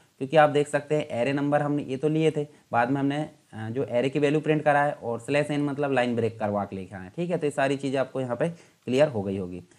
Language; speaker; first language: Hindi; native; Hindi